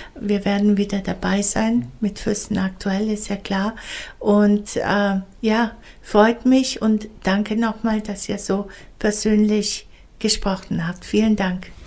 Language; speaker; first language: German; native; German